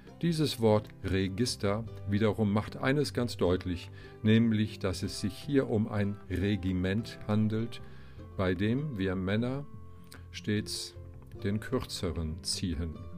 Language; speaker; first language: German; native; German